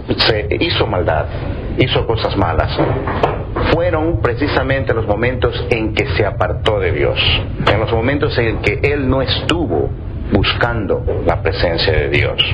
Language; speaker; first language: Spanish; native; Spanish